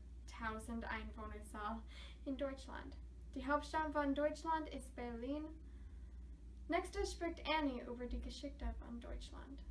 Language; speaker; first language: German; non-native, learner; English